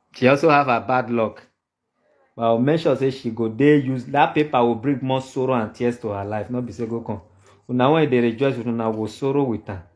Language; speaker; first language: Nigerian Pidgin; native; Nigerian Pidgin